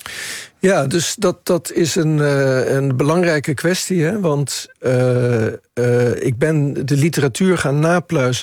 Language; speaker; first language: Dutch; native; Dutch